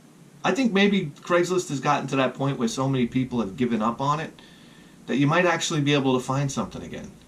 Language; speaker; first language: English; native; English